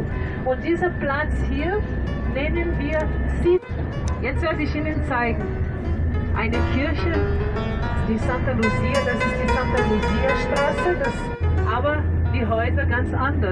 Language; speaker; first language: German; non-native, fluent; Portuguese